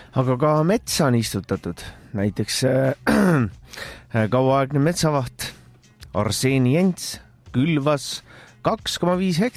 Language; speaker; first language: Estonian; native; Estonian